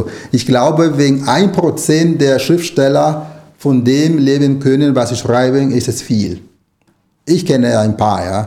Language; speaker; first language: German; non-native, fluent; Spanish